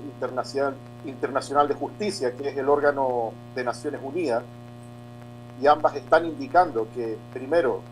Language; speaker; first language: Spanish; native; Spanish